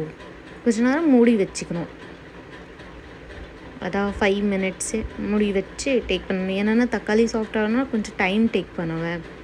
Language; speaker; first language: Tamil; non-native, learner; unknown